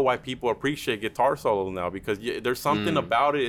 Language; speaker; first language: English; early bilingual, other home language; Spanish